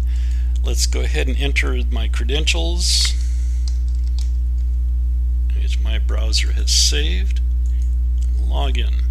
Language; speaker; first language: English; native; English